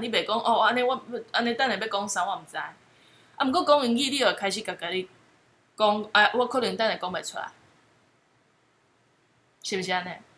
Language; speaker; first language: Chinese; native; Chinese